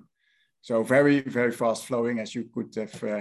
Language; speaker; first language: English; non-native, fluent; Dutch